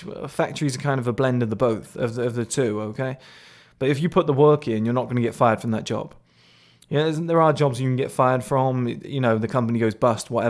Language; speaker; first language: English; native; English